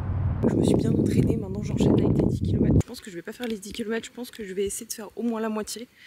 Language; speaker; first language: French; native; French